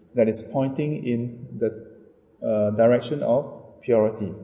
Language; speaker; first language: English; non-native, local second language; Chinese